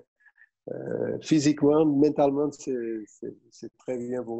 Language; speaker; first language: French; non-native, fluent; Portuguese